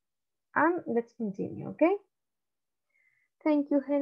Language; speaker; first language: English; non-native, learner; Spanish